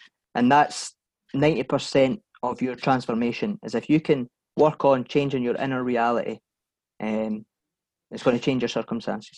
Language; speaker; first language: English; native; English